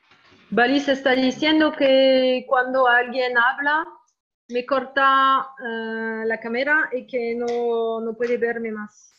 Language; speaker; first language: Spanish; non-native, learner; French